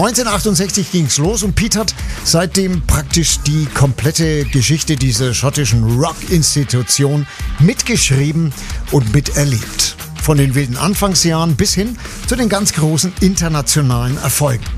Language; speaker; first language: German; native; German